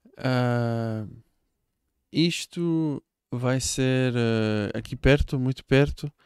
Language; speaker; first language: Portuguese; non-native, fluent; Hebrew